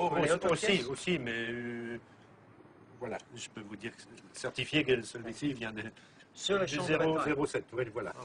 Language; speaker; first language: French; native; French